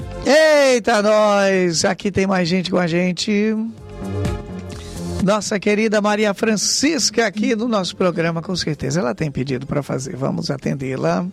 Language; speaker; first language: Portuguese; native; Portuguese